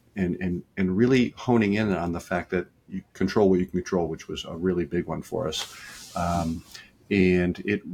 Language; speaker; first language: English; native; English